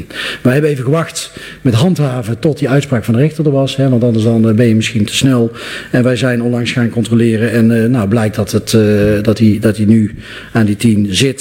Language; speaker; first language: Dutch; native; Dutch